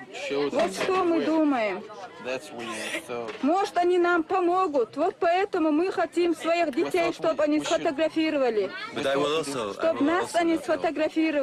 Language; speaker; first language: Russian; non-native, fluent; Chechen